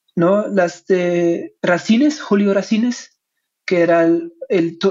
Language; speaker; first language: Spanish; non-native, fluent; German